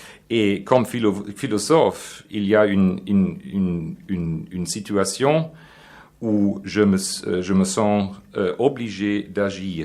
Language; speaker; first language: French; non-native, fluent; German